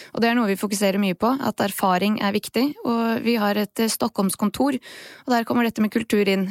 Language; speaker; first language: Norwegian; early bilingual, other home language; Bosnian